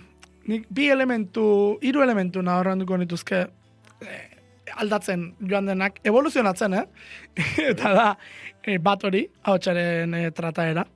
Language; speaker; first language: Basque; native; Basque